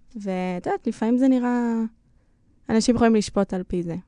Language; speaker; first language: Hebrew; native; Hebrew